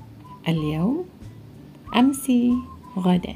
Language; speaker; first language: Arabic; non-native, fluent; Malay